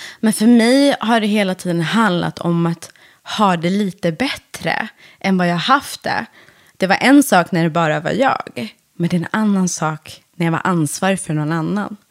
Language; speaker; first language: Swedish; early bilingual, other home language; Persian